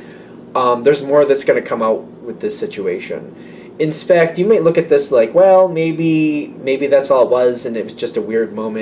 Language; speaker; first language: English; native; English